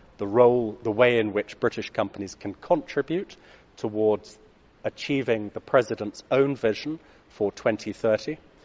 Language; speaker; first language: English; native; English